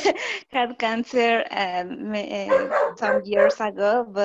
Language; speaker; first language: English; non-native, learner; Spanish